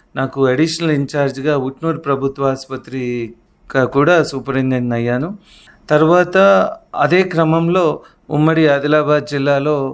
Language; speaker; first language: Telugu; native; Telugu